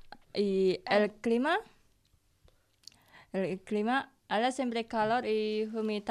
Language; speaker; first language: Catalan; non-native, learner; Indonesian